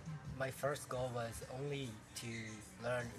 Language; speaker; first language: English; non-native, fluent; Japanese